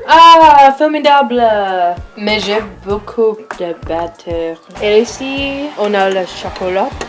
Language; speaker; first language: French; non-native, learner; English